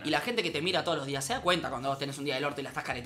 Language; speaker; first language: Spanish; native; Spanish